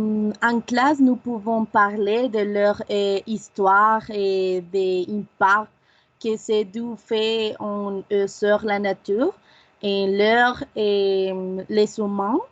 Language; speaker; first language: French; non-native, learner; Spanish